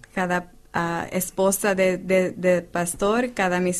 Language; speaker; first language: Spanish; non-native, fluent; English